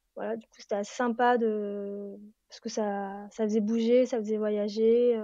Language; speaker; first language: French; native; French